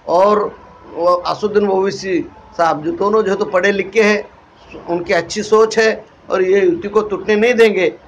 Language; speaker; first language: Hindi; non-native, local second language; Marathi